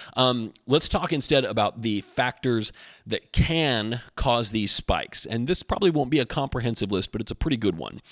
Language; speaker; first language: English; native; English